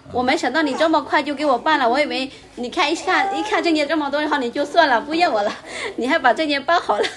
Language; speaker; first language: Chinese; non-native, fluent; Lao